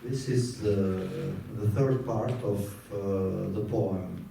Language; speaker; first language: English; non-native, fluent; Albanian